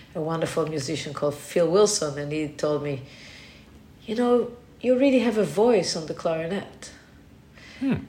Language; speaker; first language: English; non-native, fluent; Hebrew